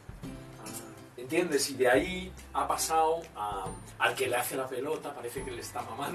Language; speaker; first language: Spanish; native; Spanish